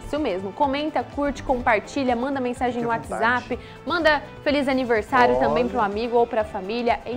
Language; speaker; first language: Portuguese; native; Portuguese